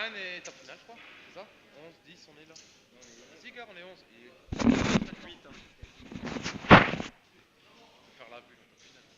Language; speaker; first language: French; native; French